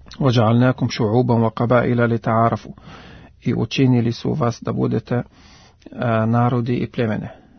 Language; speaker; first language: Serbian; non-native, fluent; Arabic